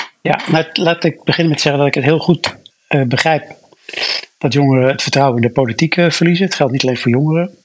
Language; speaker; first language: Dutch; native; Dutch